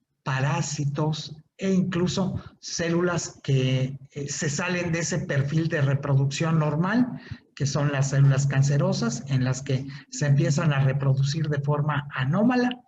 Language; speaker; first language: Spanish; native; Spanish